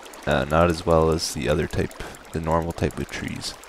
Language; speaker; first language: English; native; English